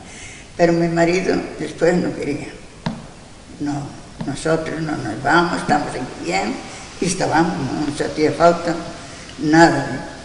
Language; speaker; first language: Spanish; non-native, local second language; Galician